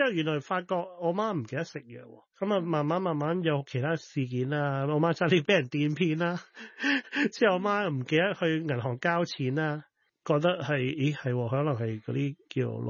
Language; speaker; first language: Cantonese; native; Cantonese